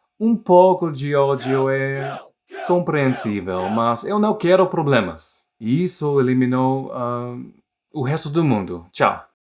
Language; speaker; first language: Portuguese; non-native, learner; English